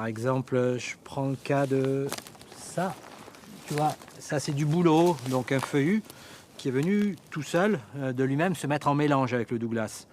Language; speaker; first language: French; native; French